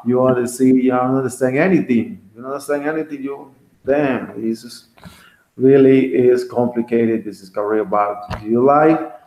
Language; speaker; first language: English; non-native, learner; Spanish